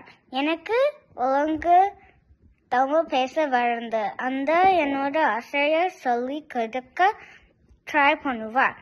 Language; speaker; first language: Tamil; early bilingual, heritage; Tamil